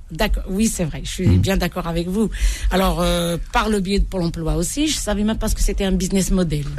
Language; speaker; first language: French; non-native, local second language; Arabic